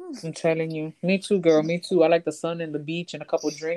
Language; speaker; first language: English; early bilingual, other home language; Spanish